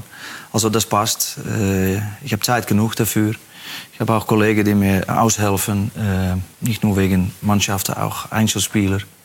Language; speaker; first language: German; non-native, fluent; Dutch